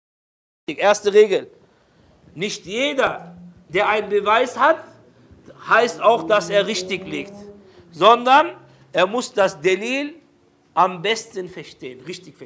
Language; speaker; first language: German; non-native, fluent; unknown